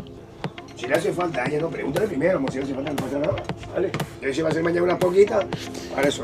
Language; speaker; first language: Spanish; native; Spanish